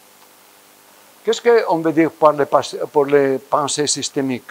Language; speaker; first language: French; non-native, fluent; Spanish